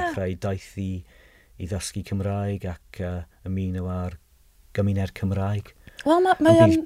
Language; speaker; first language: Welsh; non-native, fluent; English